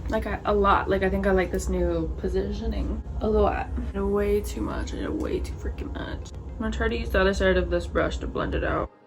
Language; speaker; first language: English; native; English